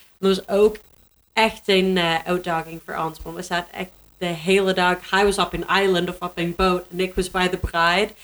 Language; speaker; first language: Dutch; non-native, learner; English